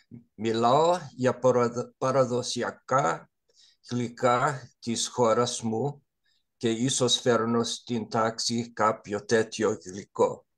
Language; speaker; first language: Greek; non-native, learner; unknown